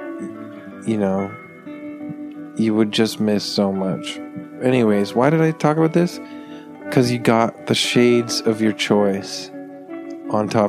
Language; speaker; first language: English; native; English